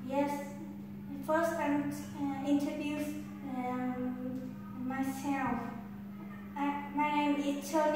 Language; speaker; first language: English; non-native, learner; Vietnamese